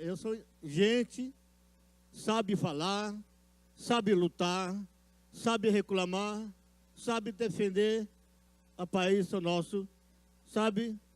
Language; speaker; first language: Portuguese; non-native, local second language; Yanomámi